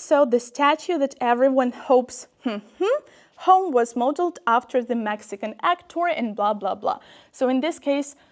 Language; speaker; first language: English; non-native, fluent; Ukrainian